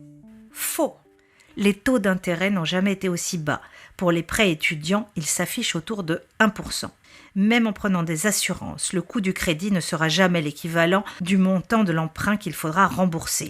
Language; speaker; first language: French; native; French